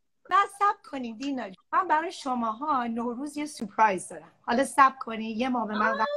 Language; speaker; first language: Persian; early bilingual, heritage; Persian